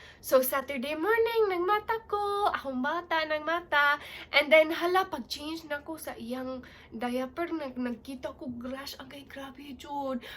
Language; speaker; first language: Cebuano; non-native, local second language; English